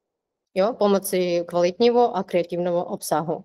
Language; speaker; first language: Czech; non-native, fluent; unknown